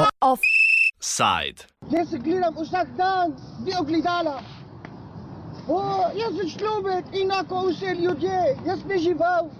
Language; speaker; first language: Slovenian; non-native, learner; Arabic